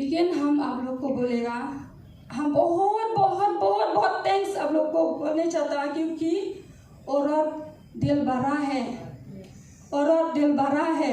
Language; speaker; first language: Hindi; non-native, local second language; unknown